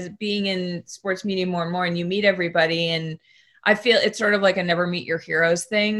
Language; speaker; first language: English; native; English